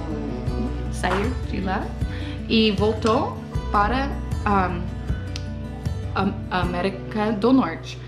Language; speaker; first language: Portuguese; non-native, learner; English